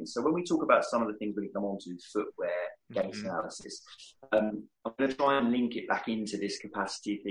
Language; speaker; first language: English; native; English